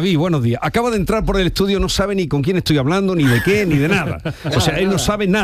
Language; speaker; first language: Spanish; native; Spanish